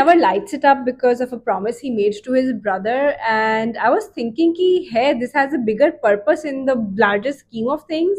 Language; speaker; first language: English; non-native, local second language; Hindi